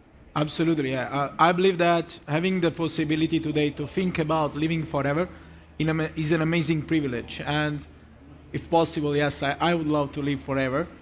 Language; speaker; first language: English; non-native, fluent; Italian